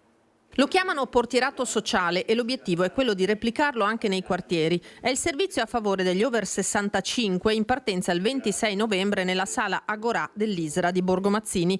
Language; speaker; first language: Italian; native; Italian